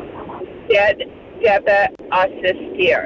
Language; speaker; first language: Spanish; non-native, learner; English